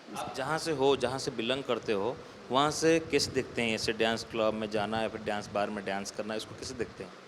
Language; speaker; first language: Hindi; non-native, local second language; Odia